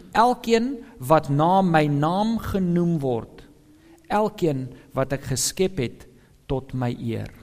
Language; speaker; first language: Afrikaans; non-native, local second language; English